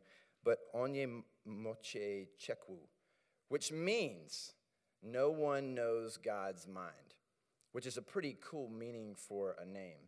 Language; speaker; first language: English; native; English